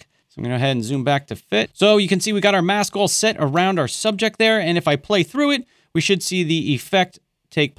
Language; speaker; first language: English; native; English